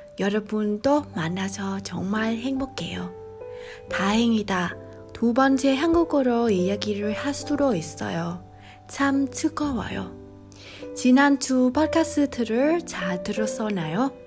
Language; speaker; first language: Korean; non-native, learner; Vietnamese